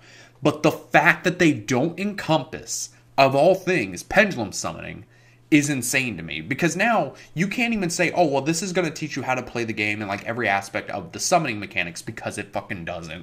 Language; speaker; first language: English; native; English